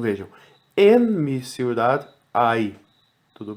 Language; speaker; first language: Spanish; non-native, fluent; Portuguese